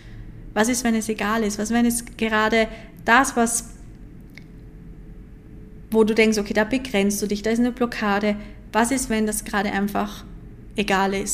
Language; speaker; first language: German; native; German